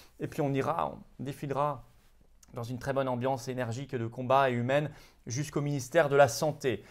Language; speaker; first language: French; native; French